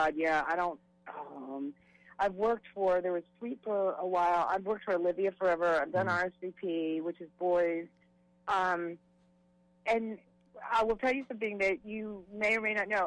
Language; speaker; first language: English; native; English